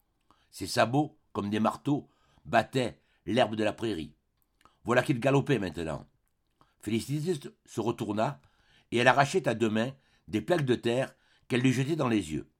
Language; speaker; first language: French; native; French